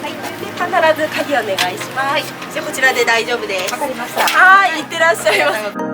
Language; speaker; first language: Japanese; native; Japanese